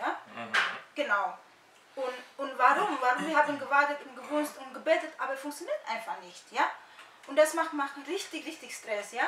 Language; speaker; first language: German; non-native, learner; Indonesian